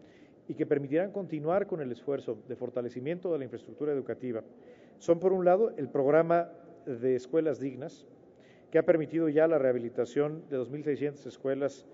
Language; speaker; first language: Spanish; native; Spanish